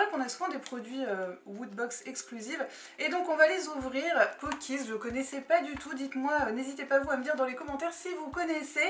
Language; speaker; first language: French; native; French